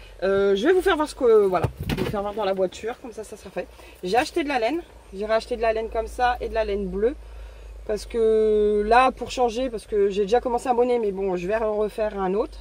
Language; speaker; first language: French; native; French